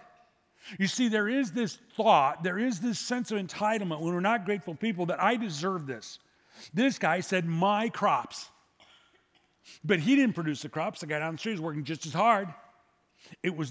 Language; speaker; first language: English; native; English